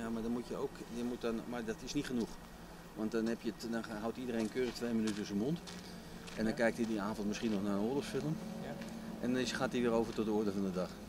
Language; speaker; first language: Dutch; native; Dutch